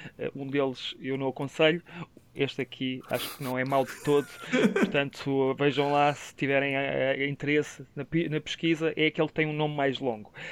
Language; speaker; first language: Portuguese; native; Portuguese